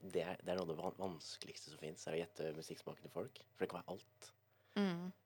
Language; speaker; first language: Norwegian; native; Norwegian